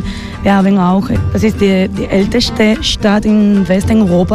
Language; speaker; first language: German; non-native, learner; Spanish